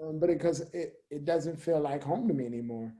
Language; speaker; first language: English; native; English